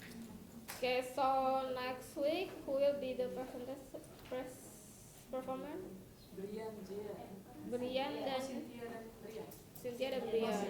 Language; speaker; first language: English; non-native, local second language; Indonesian